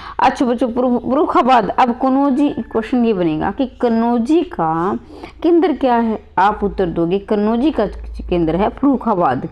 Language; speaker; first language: Hindi; native; Hindi